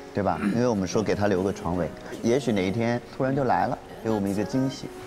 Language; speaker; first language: Chinese; native; Chinese